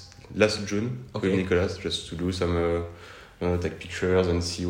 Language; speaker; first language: English; non-native, fluent; French